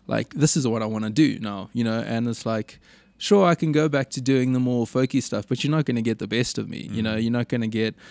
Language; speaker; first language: English; native; English